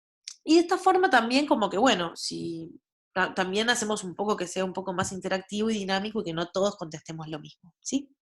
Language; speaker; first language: Spanish; native; Spanish